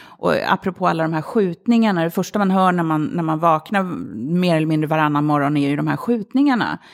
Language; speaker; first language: Swedish; early bilingual, other home language; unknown